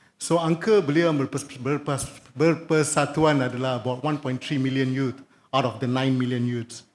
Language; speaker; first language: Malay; non-native, local second language; Tamil